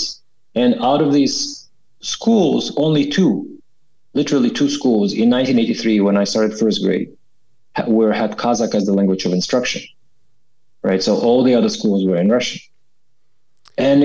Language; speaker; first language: English; non-native, fluent; Russian